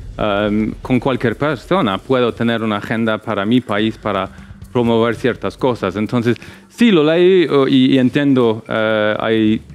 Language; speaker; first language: Spanish; non-native, fluent; English